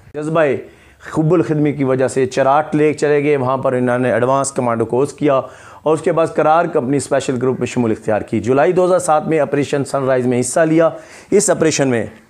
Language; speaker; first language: Urdu; non-native, local second language; Punjabi